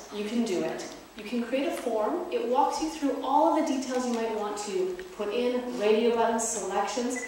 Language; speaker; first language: English; native; English